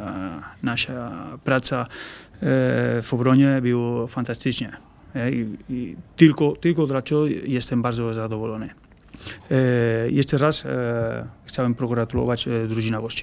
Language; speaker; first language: Polish; non-native, learner; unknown